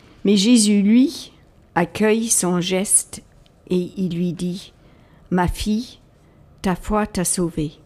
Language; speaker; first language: French; native; French